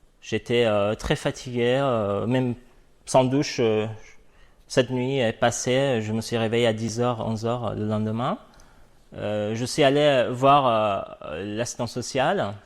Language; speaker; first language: French; non-native, fluent; Persian